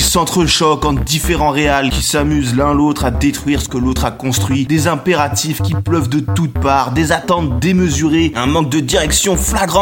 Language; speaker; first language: French; native; French